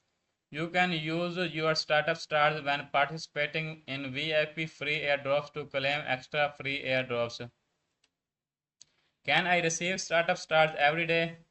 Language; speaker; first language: English; non-native, learner; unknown